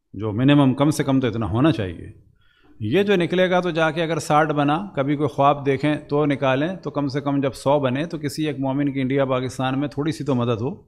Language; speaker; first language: Urdu; native; Urdu